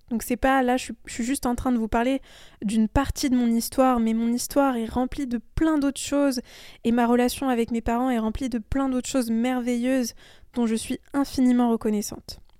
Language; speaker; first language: French; early bilingual, other home language; Persian